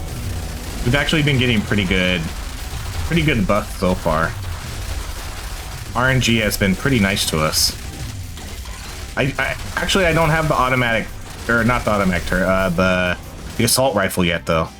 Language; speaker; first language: English; native; English